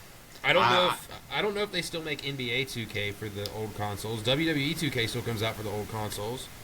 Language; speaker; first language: English; native; English